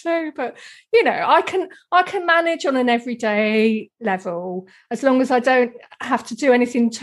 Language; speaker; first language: English; native; English